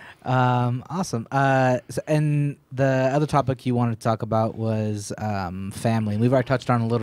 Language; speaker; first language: English; native; English